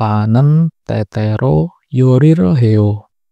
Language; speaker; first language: Korean; non-native, learner; Indonesian